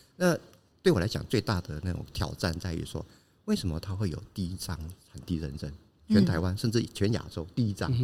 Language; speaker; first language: Chinese; native; Chinese